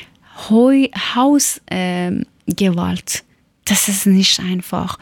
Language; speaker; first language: German; non-native, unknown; Persian